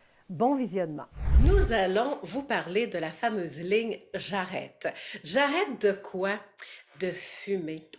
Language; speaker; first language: French; native; French